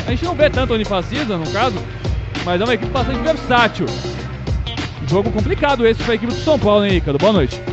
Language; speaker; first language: Portuguese; native; Portuguese